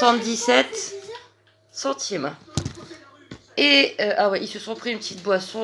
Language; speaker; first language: French; native; French